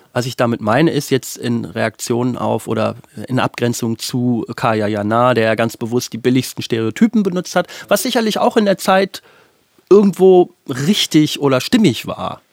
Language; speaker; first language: German; native; German